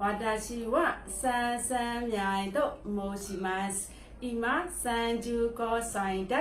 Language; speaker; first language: Japanese; non-native, learner; Burmese